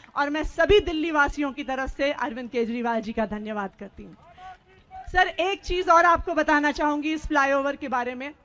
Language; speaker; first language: Hindi; native; Hindi